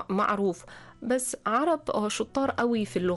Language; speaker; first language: Arabic; non-native, fluent; Russian